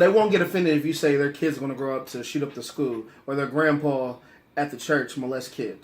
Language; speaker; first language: English; native; English